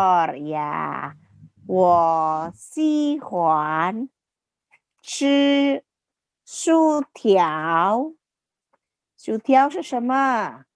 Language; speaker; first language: Chinese; non-native, fluent; Indonesian